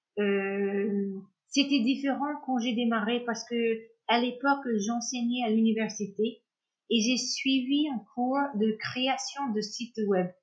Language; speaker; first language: French; non-native, fluent; English